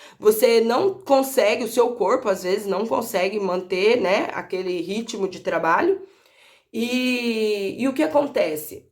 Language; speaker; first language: Portuguese; native; Portuguese